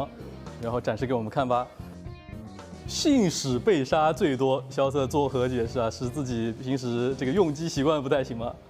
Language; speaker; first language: Chinese; native; Chinese